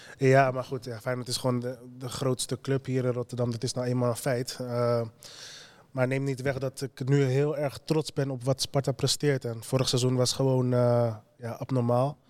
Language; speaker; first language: Dutch; native; Dutch